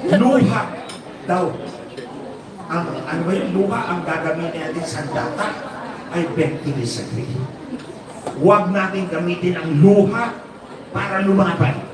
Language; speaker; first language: Filipino; non-native, local second language; Cebuano